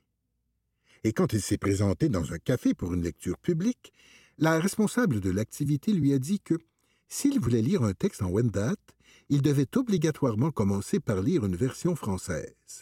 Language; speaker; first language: French; native; French